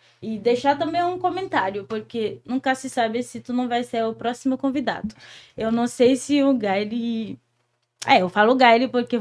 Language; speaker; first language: Portuguese; non-native, fluent; Haitian Creole